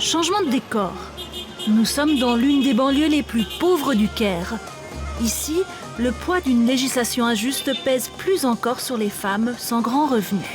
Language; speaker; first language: French; native; French